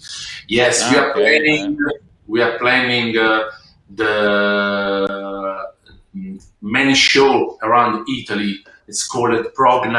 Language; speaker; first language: English; non-native, learner; Italian